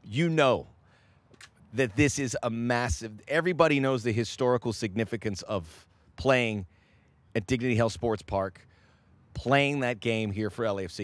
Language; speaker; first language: English; native; English